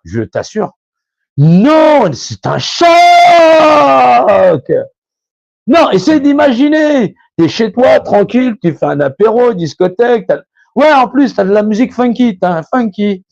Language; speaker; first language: French; native; French